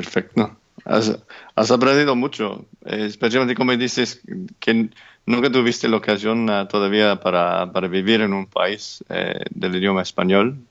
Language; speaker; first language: Spanish; non-native, fluent; English